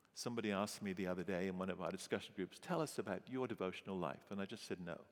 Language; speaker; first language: English; native; English